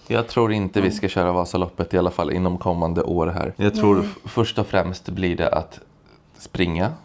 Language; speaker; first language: Swedish; native; Swedish